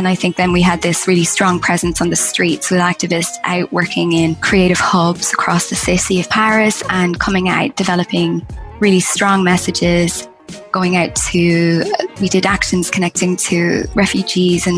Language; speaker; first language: English; native; English